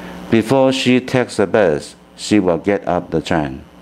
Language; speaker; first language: English; non-native, fluent; Chinese